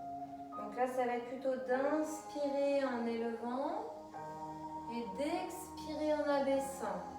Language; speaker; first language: French; native; French